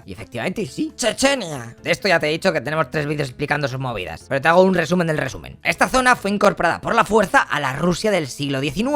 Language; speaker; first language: Spanish; native; Spanish